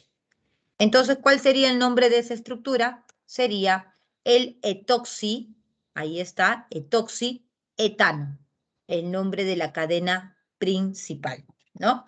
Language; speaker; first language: Spanish; native; Spanish